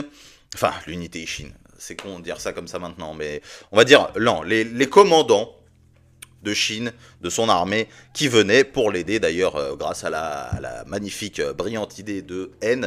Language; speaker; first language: French; native; French